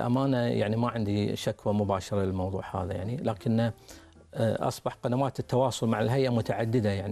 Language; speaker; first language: Arabic; native; Arabic